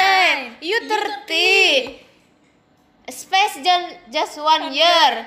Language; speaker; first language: English; non-native, learner; Indonesian